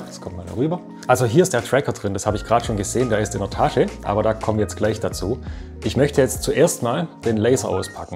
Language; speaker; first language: German; native; German